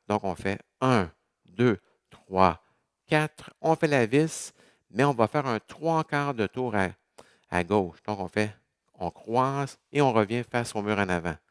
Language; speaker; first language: French; native; French